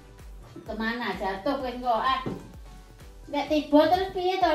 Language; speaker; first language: Indonesian; non-native, local second language; Javanese